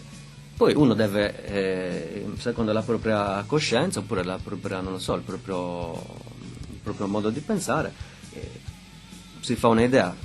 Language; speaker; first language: Italian; native; Italian